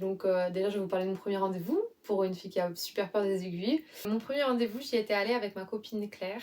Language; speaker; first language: French; native; French